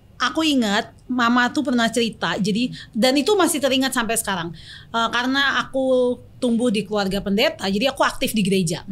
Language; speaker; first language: Indonesian; native; Indonesian